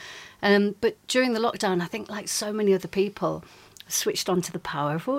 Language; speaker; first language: English; native; English